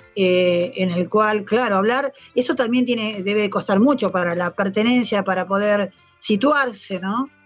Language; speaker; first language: Spanish; native; Spanish